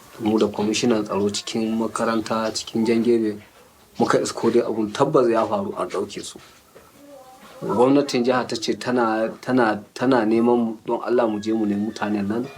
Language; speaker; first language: Hausa; native; Hausa